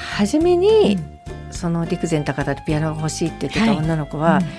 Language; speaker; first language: Japanese; native; Japanese